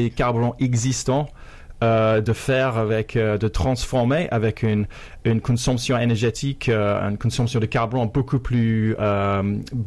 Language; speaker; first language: French; non-native, fluent; English